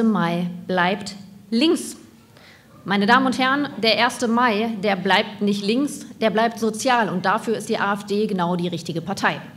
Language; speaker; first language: German; native; German